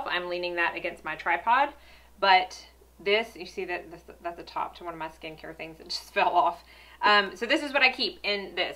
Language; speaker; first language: English; native; English